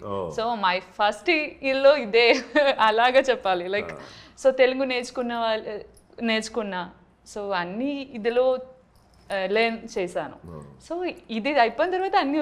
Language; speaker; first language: Telugu; non-native, learner; Malayalam